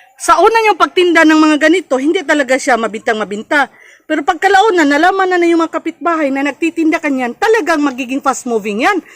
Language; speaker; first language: Filipino; non-native, local second language; Cebuano